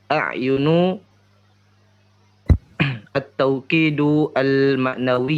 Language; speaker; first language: Arabic; non-native, learner; Indonesian